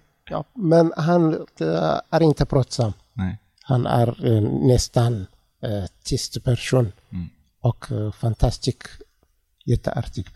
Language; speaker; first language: Swedish; non-native, learner; Tigrinya